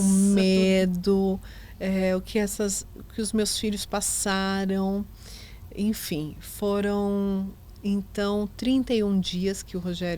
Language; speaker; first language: Portuguese; native; Portuguese